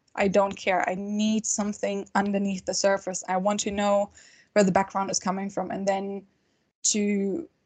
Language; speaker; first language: English; non-native, fluent; German